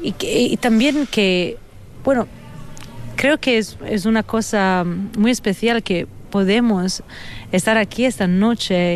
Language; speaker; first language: Spanish; non-native, fluent; Italian